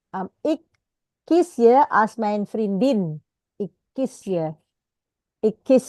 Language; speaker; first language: Dutch; non-native, fluent; Indonesian